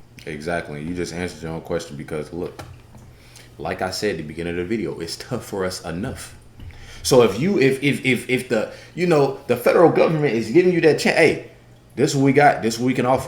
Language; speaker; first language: English; native; English